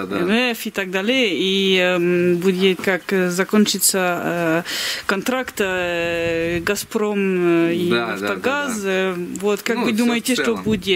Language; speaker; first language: Russian; non-native, learner; French